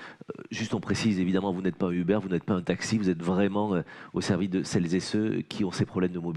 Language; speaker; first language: French; native; French